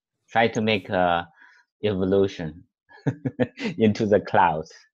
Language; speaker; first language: English; non-native, fluent; Chinese